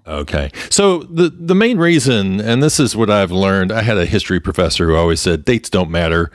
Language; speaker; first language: English; native; English